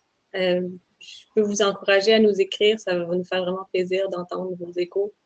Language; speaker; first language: French; native; French